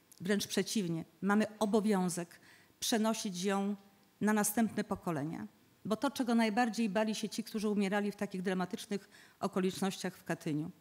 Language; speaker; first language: Polish; native; Polish